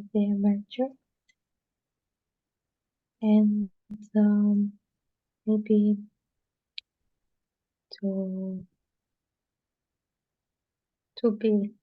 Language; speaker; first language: English; non-native, learner; Russian